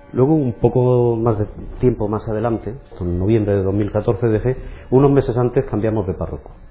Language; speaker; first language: Spanish; native; Spanish